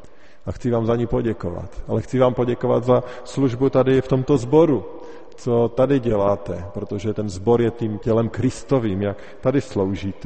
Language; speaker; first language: Czech; native; Czech